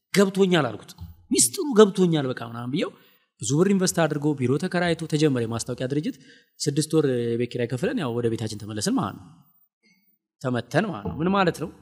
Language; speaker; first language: Amharic; native; Amharic